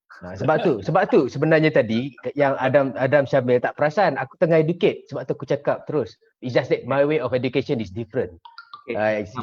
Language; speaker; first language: Malay; native; Malay